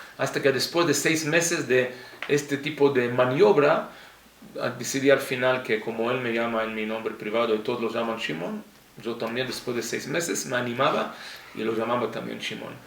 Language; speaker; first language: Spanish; non-native, fluent; Hebrew